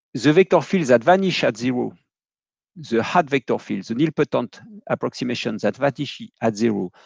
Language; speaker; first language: English; non-native, fluent; French